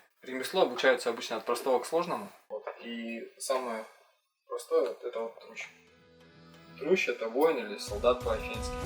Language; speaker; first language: Russian; native; Russian